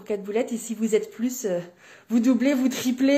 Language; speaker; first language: French; native; French